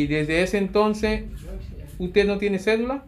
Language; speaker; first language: Spanish; native; Spanish